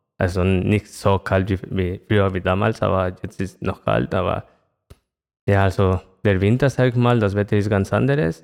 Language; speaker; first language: German; non-native, fluent; Spanish